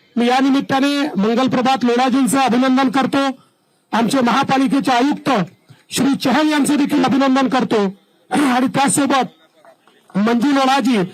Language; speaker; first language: Marathi; native; Marathi